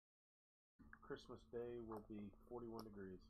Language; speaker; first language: English; native; English